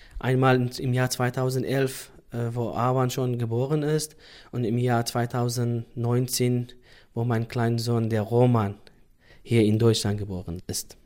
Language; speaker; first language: German; non-native, fluent; Central Kurdish